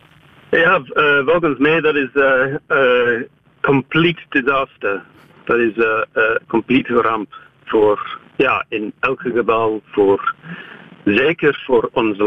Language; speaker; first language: Dutch; non-native, fluent; English